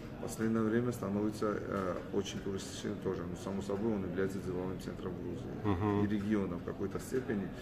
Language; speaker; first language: Russian; non-native, fluent; Georgian